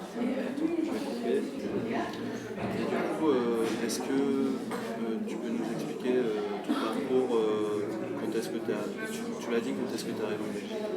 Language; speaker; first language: French; native; French